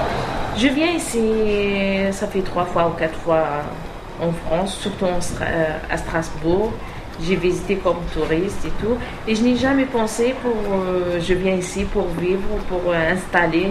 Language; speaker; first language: French; non-native, learner; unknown